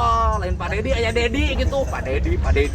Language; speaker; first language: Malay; non-native, local second language; Sundanese